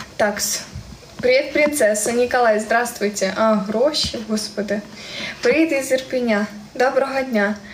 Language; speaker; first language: Ukrainian; native; Ukrainian